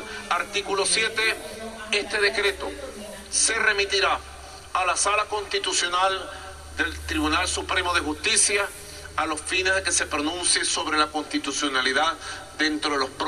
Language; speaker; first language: Spanish; native; Spanish